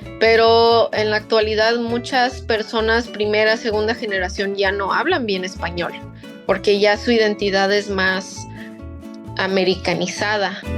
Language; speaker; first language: Spanish; early bilingual, heritage; Spanish